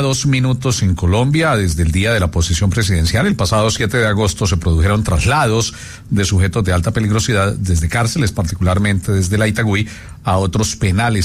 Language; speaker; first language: Spanish; native; Spanish